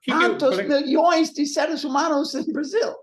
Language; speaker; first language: Portuguese; non-native, learner; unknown